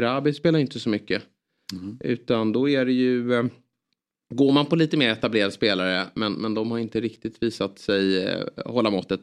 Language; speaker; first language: Swedish; native; Swedish